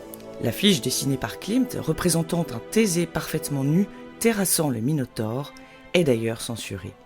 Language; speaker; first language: French; native; French